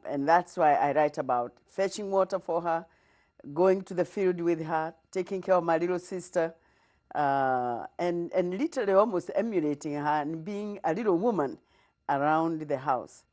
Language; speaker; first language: English; non-native, local second language; Kikuyu